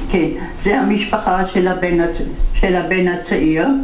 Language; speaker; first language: Hebrew; non-native, fluent; German